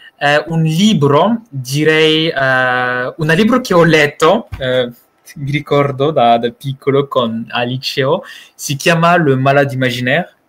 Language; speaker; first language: Italian; non-native, learner; Malagasy